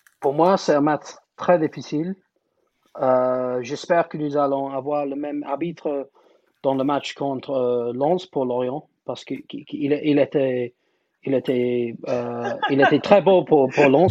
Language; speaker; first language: French; non-native, learner; English